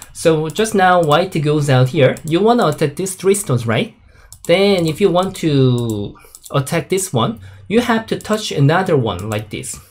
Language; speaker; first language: English; non-native, fluent; Korean